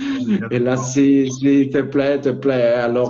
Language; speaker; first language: French; non-native, local second language; Italian